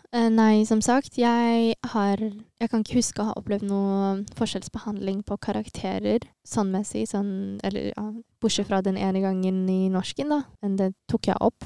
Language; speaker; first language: Norwegian; early bilingual, other home language; Tigrinya